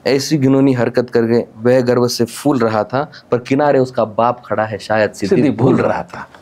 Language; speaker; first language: Hindi; non-native, local second language; Marathi